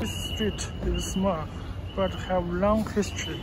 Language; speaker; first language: English; non-native, learner; Chinese